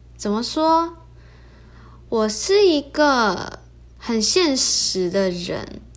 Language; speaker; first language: Chinese; early bilingual, heritage; Chinese